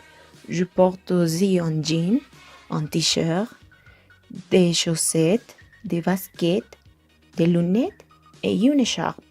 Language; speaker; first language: French; non-native, learner; Spanish